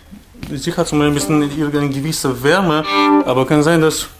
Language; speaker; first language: German; non-native, fluent; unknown